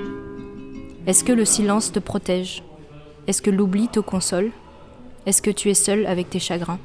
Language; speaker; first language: French; native; French